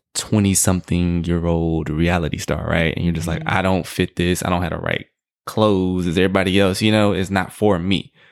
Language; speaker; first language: English; native; English